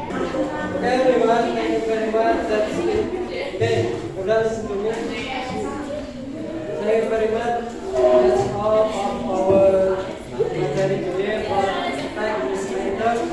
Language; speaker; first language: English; non-native, learner; Indonesian